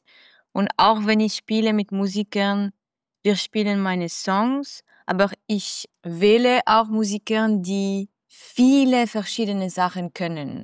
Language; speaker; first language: German; non-native, local second language; French